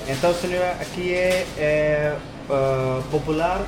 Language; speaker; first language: Portuguese; non-native, learner; Malayalam